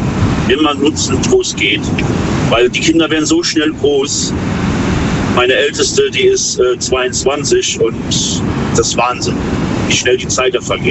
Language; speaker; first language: German; native; German